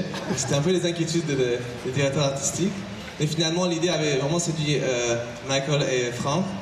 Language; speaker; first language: French; native; French